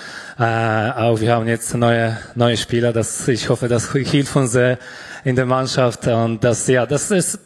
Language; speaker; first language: German; non-native, fluent; Polish